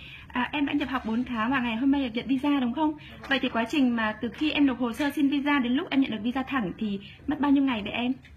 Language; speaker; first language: Vietnamese; native; Vietnamese